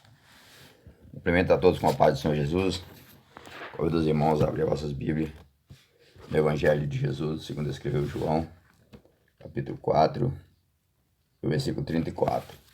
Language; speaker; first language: Portuguese; native; Portuguese